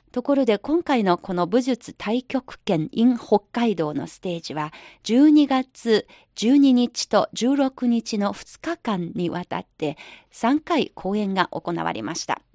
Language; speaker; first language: Japanese; non-native, fluent; Chinese